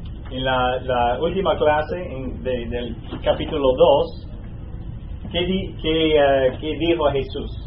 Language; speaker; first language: Spanish; non-native, fluent; English